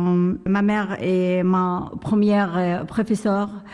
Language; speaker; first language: French; non-native, learner; Arabic